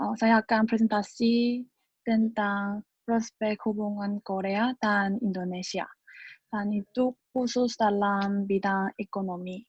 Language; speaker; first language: Indonesian; non-native, learner; Korean